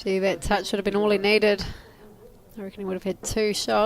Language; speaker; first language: English; native; English